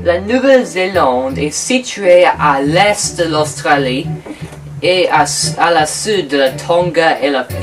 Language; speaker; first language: French; non-native, learner; English